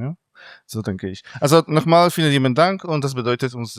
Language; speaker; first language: German; non-native, fluent; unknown